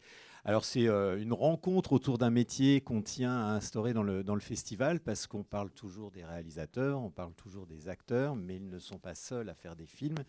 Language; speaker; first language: French; native; French